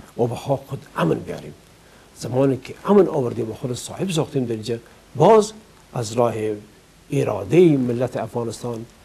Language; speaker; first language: Persian; native; Persian